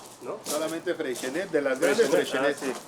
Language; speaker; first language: Spanish; native; Spanish